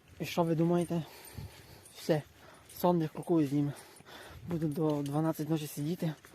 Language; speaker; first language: Ukrainian; native; Ukrainian